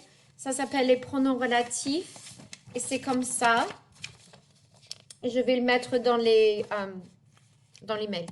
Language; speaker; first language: French; non-native, fluent; English